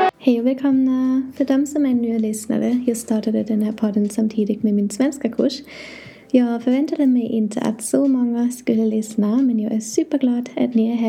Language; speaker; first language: Swedish; non-native, learner; English